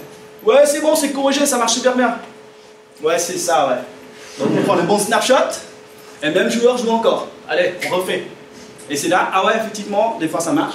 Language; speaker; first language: French; native; French